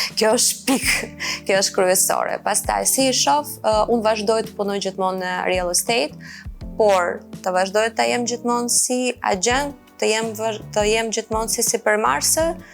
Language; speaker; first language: Albanian; non-native, fluent; Ukrainian